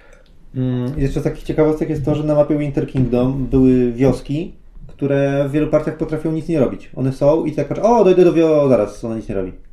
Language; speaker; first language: Polish; native; Polish